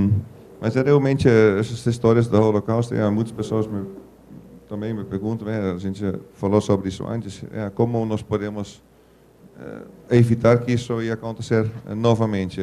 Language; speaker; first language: Portuguese; non-native, fluent; Dutch